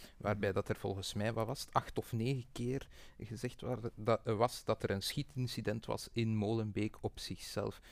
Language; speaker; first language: Dutch; native; Dutch